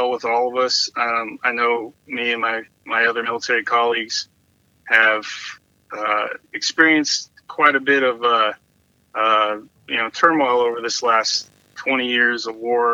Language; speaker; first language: English; native; English